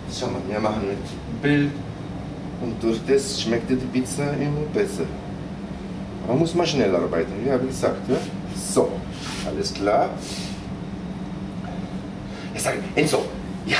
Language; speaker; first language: German; non-native, fluent; Italian